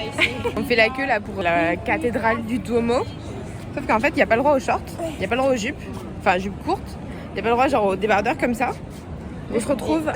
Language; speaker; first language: French; native; French